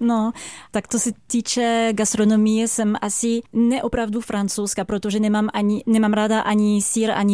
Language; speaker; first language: Czech; non-native, fluent; French